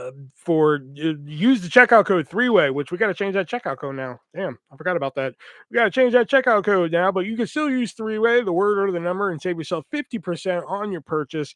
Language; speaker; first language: English; native; English